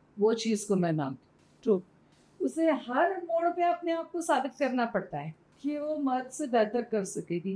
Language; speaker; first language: Hindi; non-native, local second language; Sindhi